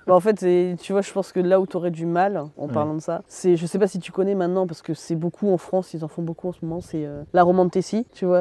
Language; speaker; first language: French; native; French